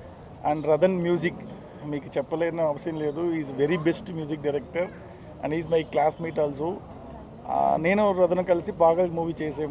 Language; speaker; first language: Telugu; non-native, learner; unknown